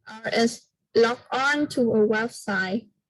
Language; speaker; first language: English; non-native, learner; Vietnamese